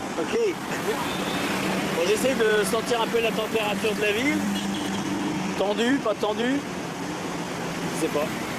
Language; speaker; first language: French; native; French